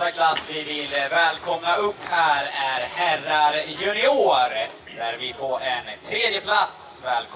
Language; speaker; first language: Swedish; native; Swedish